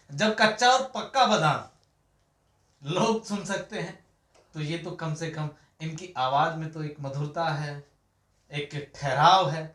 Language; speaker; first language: Hindi; native; Hindi